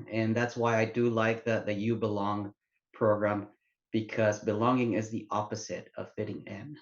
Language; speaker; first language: English; non-native, fluent; Spanish